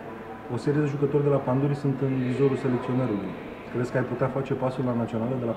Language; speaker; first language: Romanian; native; Romanian